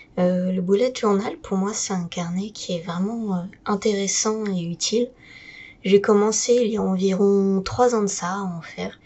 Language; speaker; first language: French; native; French